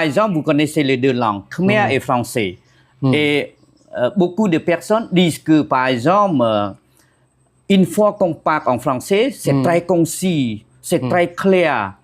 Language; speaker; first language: French; non-native, fluent; Khmer